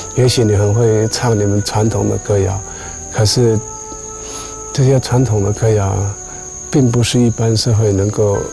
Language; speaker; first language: Chinese; non-native, local second language; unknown